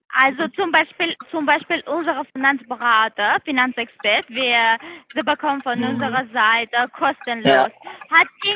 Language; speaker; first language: German; non-native, learner; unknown